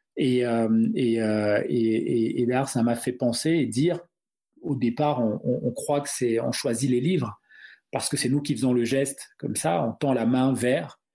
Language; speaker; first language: French; non-native, local second language; Duala